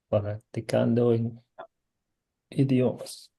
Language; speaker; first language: Spanish; non-native, learner; English